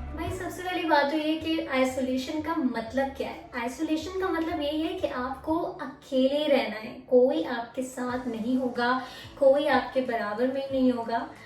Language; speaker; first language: Urdu; native; Urdu